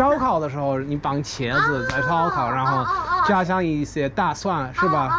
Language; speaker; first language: Chinese; non-native, fluent; English